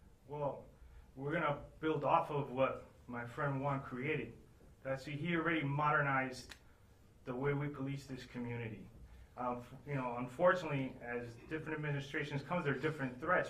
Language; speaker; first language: English; early bilingual, other home language; Spanish